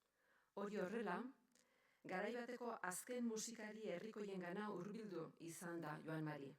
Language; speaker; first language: Basque; native; Basque